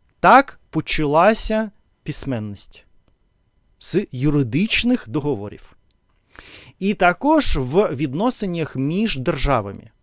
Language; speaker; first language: Ukrainian; non-native, learner; Russian